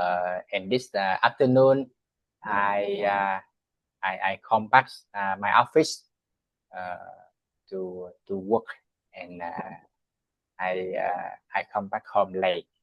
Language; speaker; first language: English; non-native, learner; Vietnamese